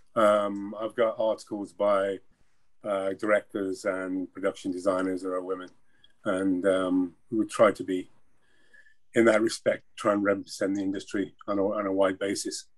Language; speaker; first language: English; native; English